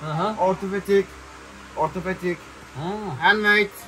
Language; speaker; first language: Russian; non-native, learner; Turkish